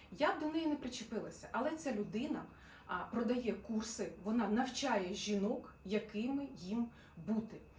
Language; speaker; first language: Ukrainian; non-native, local second language; Russian